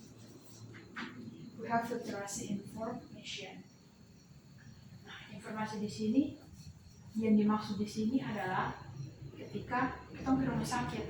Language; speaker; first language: Indonesian; native; Indonesian